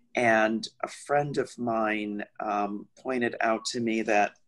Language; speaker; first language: English; native; English